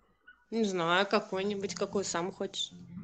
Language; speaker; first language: Russian; non-native, local second language; Tajik